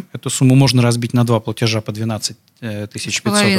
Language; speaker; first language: Russian; native; Russian